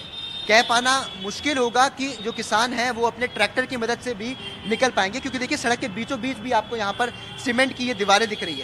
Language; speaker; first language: Hindi; native; Hindi